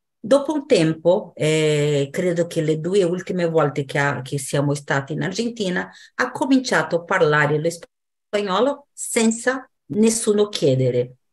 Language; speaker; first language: Italian; non-native, fluent; Portuguese